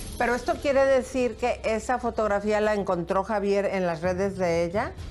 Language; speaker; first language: Spanish; native; Spanish